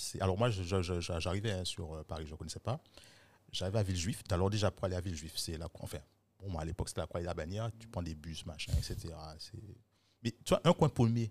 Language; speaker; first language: French; native; French